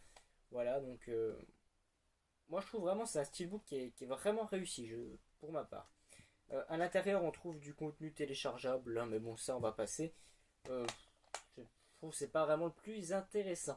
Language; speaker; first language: French; native; French